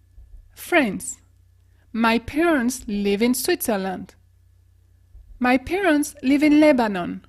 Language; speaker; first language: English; non-native, fluent; French